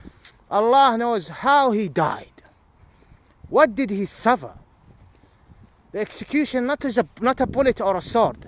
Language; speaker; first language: English; non-native, fluent; Arabic